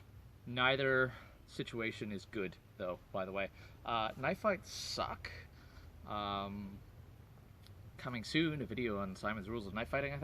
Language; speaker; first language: English; native; English